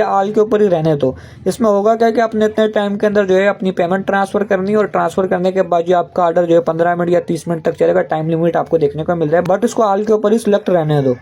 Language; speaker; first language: Urdu; non-native, local second language; Punjabi